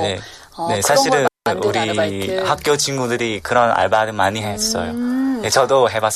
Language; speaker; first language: Korean; non-native, learner; Vietnamese